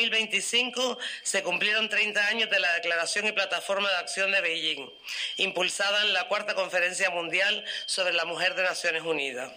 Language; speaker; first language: Spanish; native; Spanish